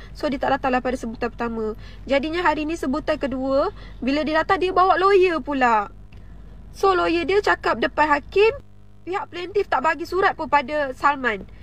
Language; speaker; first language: Malay; native; Malay